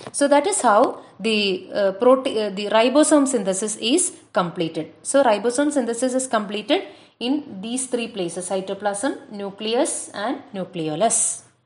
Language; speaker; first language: English; non-native, local second language; Malayalam